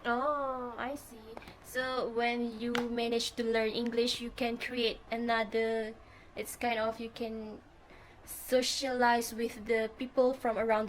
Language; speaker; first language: English; non-native, fluent; Malay